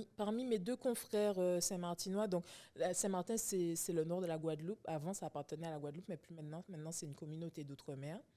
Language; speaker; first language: French; native; French